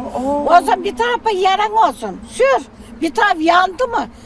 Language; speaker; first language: Turkish; native; Turkish